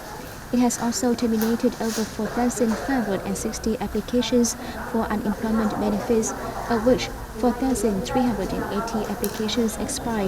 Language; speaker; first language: English; non-native, fluent; Vietnamese